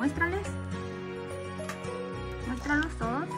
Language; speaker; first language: Spanish; native; Spanish